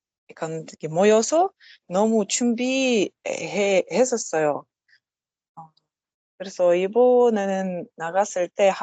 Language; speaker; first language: Korean; non-native, learner; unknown